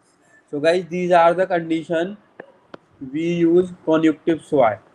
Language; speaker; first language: English; non-native, local second language; Hindi